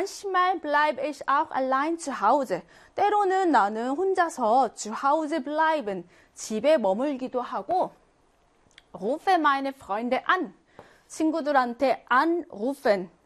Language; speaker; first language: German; non-native, fluent; Korean